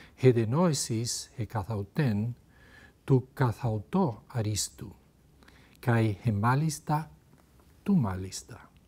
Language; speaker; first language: Greek; non-native, fluent; Spanish